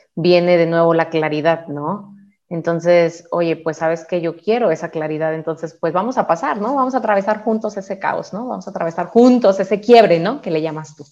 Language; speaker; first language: Spanish; native; Spanish